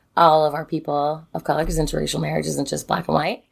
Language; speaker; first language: English; native; English